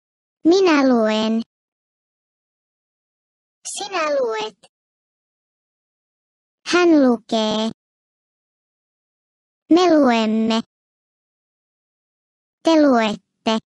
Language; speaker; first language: Finnish; non-native, fluent; Turkish